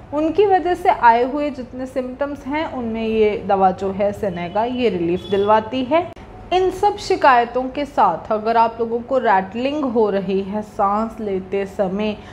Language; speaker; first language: Hindi; native; Hindi